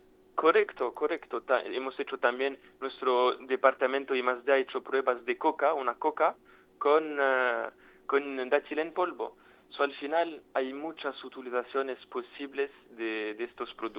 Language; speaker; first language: Spanish; non-native, fluent; French